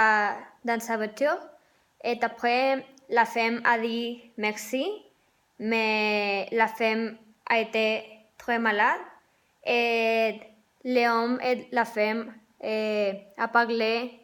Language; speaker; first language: French; non-native, learner; Spanish